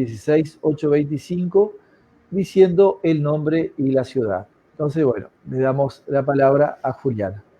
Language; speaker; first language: Spanish; native; Spanish